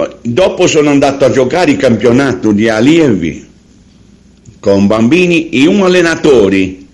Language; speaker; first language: Italian; non-native, learner; Portuguese